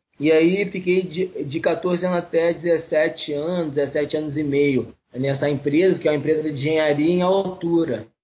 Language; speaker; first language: Portuguese; native; Portuguese